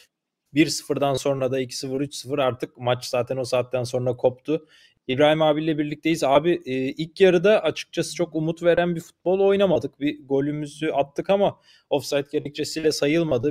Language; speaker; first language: Turkish; native; Turkish